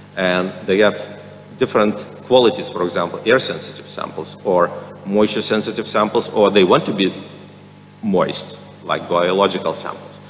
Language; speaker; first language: English; non-native, fluent; Lithuanian